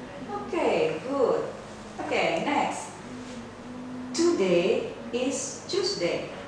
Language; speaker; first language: English; non-native, fluent; Indonesian